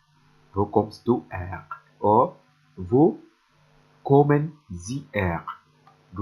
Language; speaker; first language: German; non-native, learner; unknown